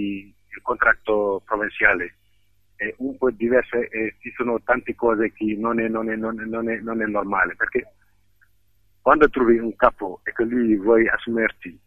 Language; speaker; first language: Italian; non-native, fluent; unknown